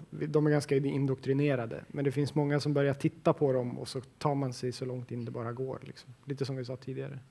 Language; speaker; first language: Swedish; native; Swedish